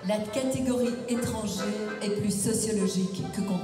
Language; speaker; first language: French; native; French